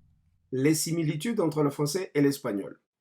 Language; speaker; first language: French; non-native, fluent; Spanish